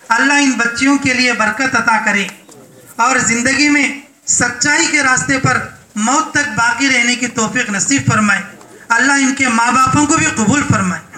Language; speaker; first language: Urdu; native; Urdu